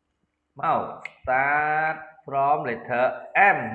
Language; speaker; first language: English; non-native, learner; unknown